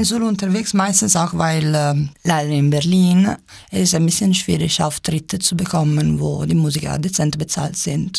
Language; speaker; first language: German; non-native, fluent; Italian